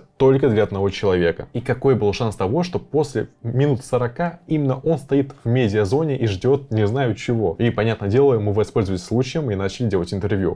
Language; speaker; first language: Russian; native; Russian